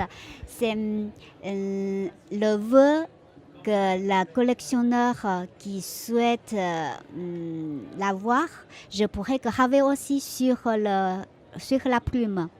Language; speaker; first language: French; non-native, fluent; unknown